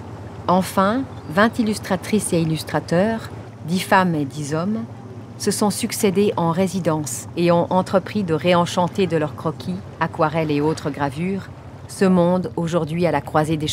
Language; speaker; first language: French; native; French